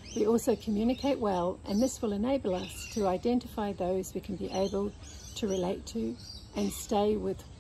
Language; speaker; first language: English; native; English